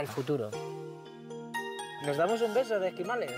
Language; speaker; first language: Spanish; native; Spanish